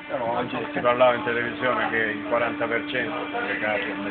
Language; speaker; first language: Italian; native; Italian